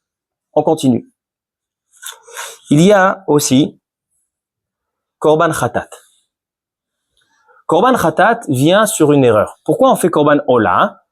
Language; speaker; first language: French; native; French